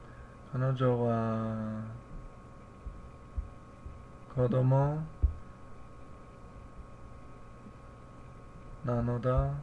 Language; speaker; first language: Japanese; non-native, learner; English